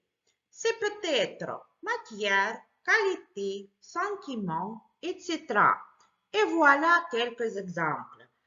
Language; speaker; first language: French; non-native, fluent; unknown